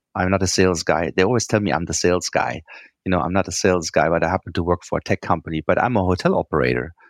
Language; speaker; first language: English; non-native, fluent; German